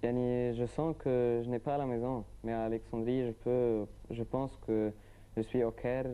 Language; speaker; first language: French; non-native, learner; Arabic